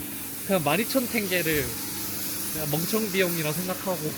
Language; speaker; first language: Korean; native; Korean